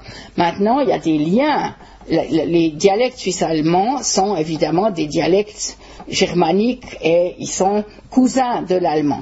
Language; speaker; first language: French; native; French